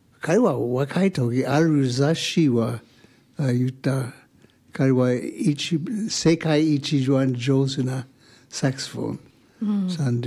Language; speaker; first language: Japanese; non-native, learner; English